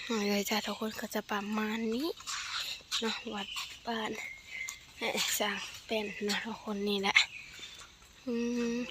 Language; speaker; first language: Thai; non-native, local second language; Lao